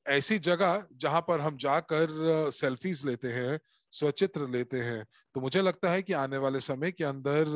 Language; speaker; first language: Hindi; native; Hindi